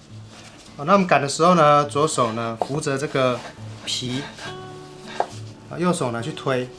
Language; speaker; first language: Chinese; native; Chinese